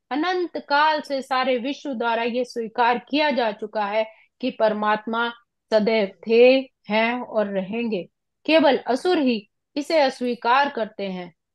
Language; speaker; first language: Hindi; non-native, local second language; Punjabi